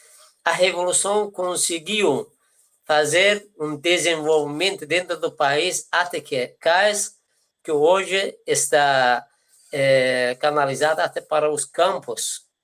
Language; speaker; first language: Portuguese; non-native, fluent; Persian